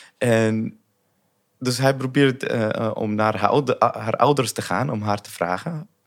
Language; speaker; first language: Dutch; non-native, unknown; Arabic